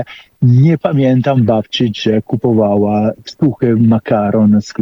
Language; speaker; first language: Polish; non-native, fluent; Italian